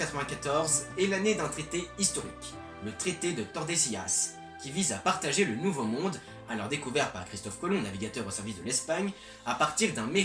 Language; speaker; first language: French; native; French